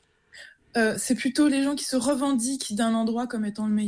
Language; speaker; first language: French; native; French